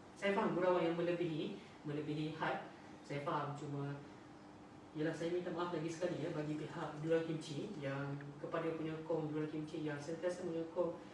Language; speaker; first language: Malay; native; Malay